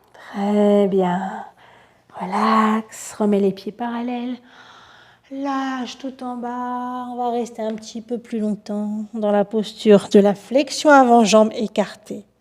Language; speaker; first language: French; native; French